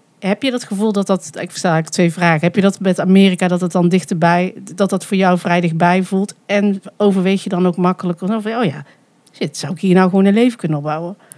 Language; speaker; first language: Dutch; native; Dutch